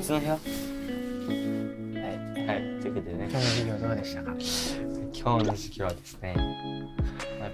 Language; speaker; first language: Japanese; native; Japanese